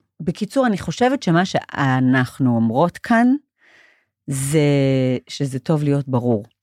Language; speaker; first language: Hebrew; non-native, fluent; English